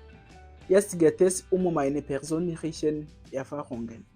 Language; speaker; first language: German; non-native, fluent; Kinyarwanda